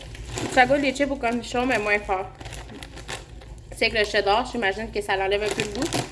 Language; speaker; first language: French; native; French